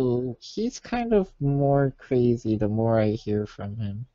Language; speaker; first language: English; native; English